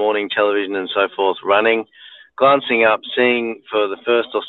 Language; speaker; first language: English; native; English